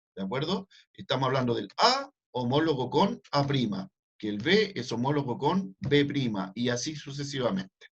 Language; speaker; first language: Spanish; native; Spanish